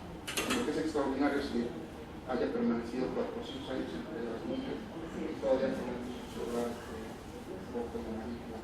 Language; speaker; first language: Spanish; native; Spanish